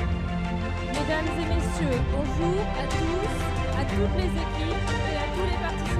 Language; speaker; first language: French; native; French